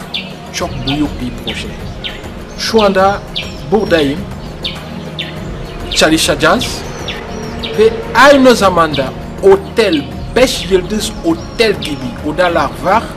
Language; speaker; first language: Turkish; non-native, fluent; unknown